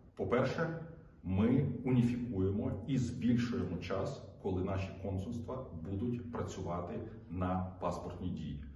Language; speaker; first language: Ukrainian; native; Ukrainian